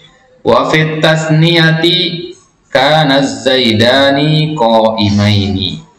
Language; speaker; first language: Arabic; non-native, fluent; Indonesian